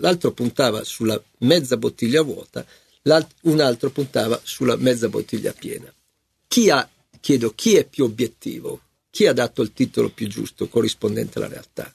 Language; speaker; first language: Italian; native; Italian